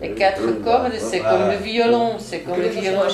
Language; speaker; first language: French; non-native, fluent; Dutch